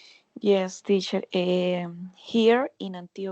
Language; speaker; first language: English; non-native, learner; Spanish